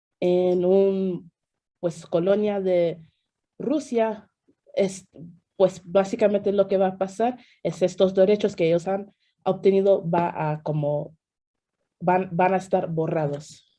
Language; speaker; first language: Spanish; non-native, fluent; English